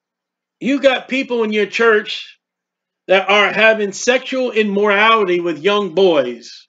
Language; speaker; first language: English; native; English